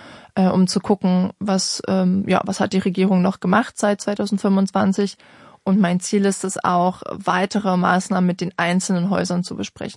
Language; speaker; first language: German; native; German